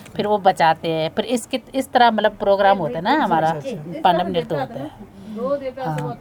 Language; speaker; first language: Hindi; non-native, local second language; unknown